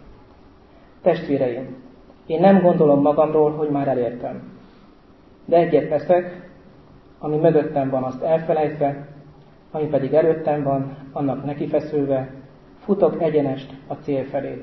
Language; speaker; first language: Hungarian; native; Hungarian